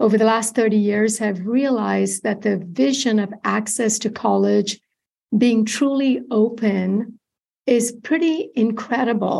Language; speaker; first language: English; non-native, local second language; Malayalam